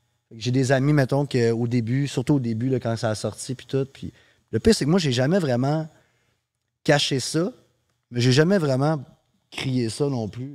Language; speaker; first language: French; early bilingual, heritage; French